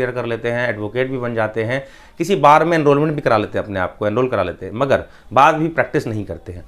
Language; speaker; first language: Hindi; native; Hindi